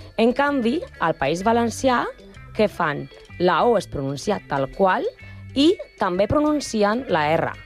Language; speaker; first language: Catalan; non-native, learner; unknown